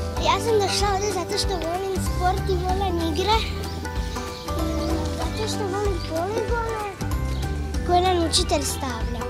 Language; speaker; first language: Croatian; early bilingual, heritage; Croatian